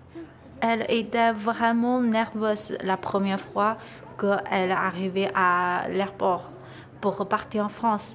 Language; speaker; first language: French; non-native, learner; Chinese